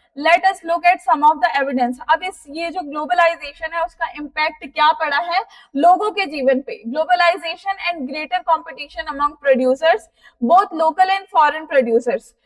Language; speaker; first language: Hindi; native; Hindi